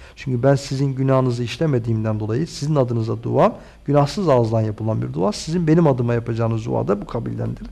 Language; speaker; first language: Turkish; native; Turkish